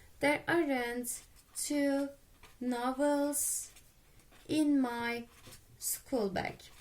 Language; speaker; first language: English; non-native, fluent; Turkish